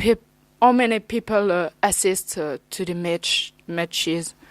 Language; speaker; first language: English; non-native, learner; French